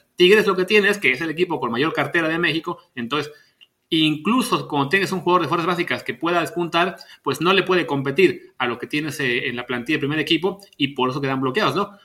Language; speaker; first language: Spanish; native; Spanish